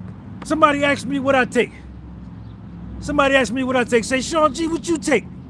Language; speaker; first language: English; native; English